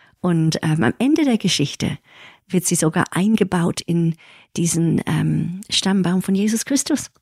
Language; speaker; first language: German; early bilingual, heritage; English